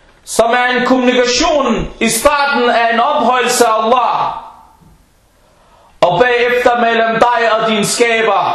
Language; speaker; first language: Danish; non-native, fluent; Arabic